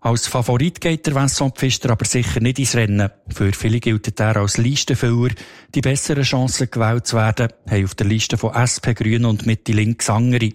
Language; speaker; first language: German; native; German